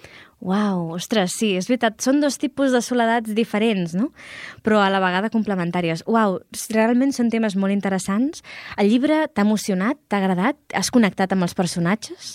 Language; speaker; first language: Catalan; native; Catalan